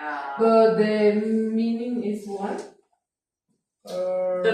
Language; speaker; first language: English; non-native, learner; Spanish